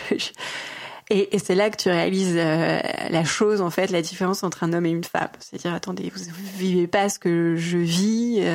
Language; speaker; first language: French; native; French